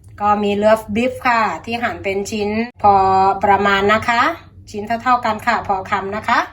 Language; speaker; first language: Thai; native; Thai